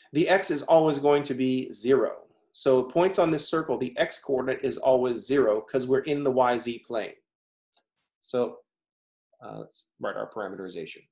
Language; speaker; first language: English; native; English